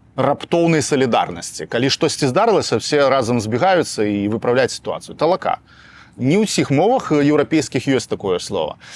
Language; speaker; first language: Belarusian; non-native, local second language; Russian